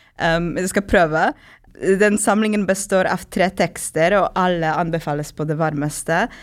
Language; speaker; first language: Norwegian; non-native, fluent; Polish